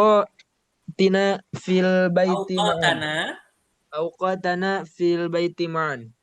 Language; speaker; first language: Arabic; non-native, learner; Indonesian